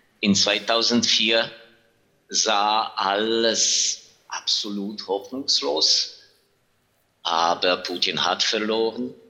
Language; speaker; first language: German; non-native, fluent; Ukrainian